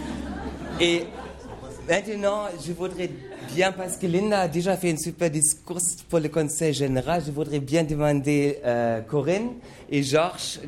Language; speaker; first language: French; non-native, learner; German